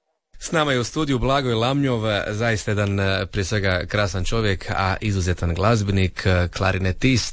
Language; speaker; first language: Serbian; native; Serbian